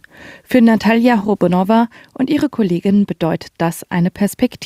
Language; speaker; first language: German; native; German